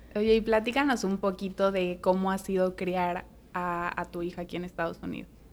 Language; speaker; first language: Spanish; native; Spanish